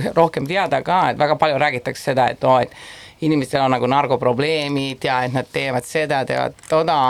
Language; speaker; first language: Estonian; non-native, fluent; Italian